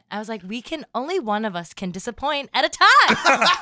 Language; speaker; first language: English; native; English